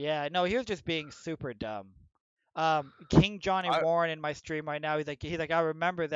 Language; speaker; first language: English; native; English